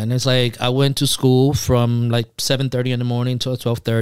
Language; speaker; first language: English; early bilingual, other home language; Spanish